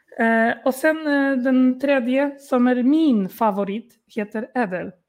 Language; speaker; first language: Swedish; non-native, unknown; Polish